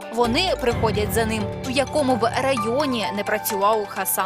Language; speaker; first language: Ukrainian; native; Ukrainian